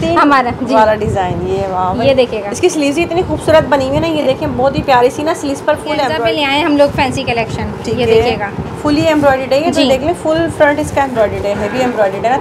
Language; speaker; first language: Urdu; native; Urdu